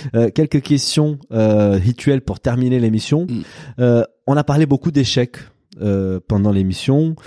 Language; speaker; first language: French; non-native, fluent; Portuguese